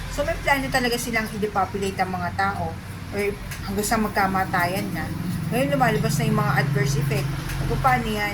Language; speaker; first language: Filipino; native; Filipino